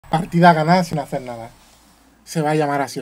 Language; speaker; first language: Spanish; native; Spanish